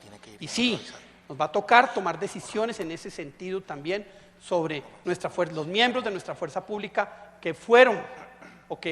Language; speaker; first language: Spanish; native; Spanish